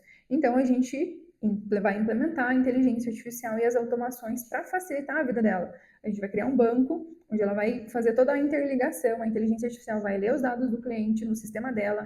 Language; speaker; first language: Portuguese; native; Portuguese